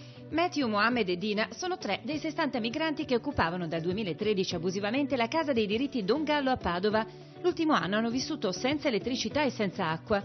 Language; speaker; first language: Italian; native; Italian